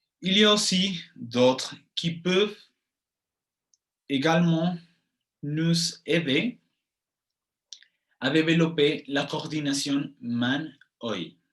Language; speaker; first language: French; non-native, fluent; Spanish